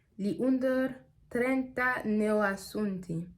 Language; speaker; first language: Italian; non-native, learner; English